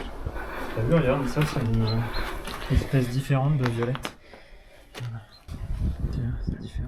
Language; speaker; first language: French; native; French